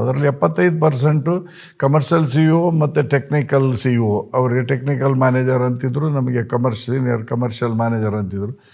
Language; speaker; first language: Kannada; non-native, local second language; Konkani